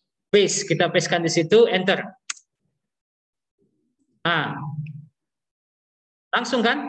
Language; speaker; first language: Indonesian; non-native, learner; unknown